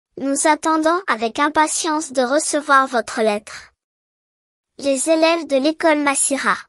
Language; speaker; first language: French; non-native, local second language; Arabic